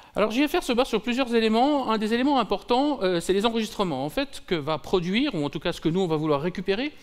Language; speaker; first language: French; native; French